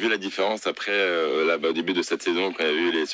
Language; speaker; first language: French; native; French